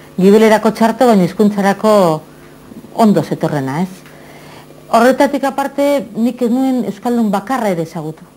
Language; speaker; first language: Basque; non-native, local second language; Spanish